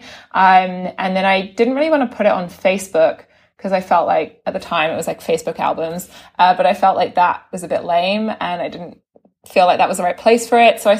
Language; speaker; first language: English; native; English